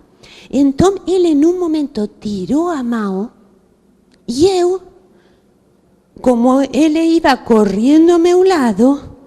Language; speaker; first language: Portuguese; non-native, fluent; Spanish